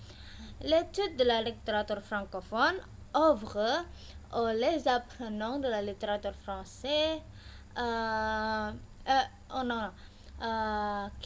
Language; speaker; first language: French; non-native, learner; Indonesian